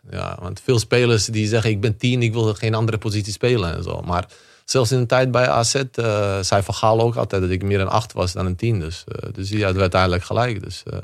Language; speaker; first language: Dutch; early bilingual, other home language; Bosnian